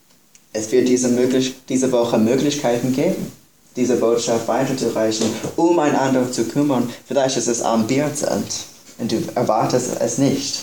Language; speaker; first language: German; non-native, fluent; English